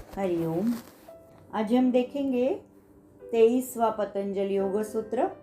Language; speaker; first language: Hindi; non-native, local second language; Marathi